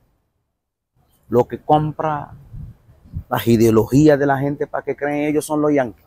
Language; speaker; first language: Spanish; non-native, fluent; Bambara